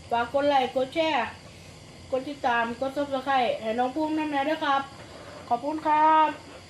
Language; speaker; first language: Thai; native; Thai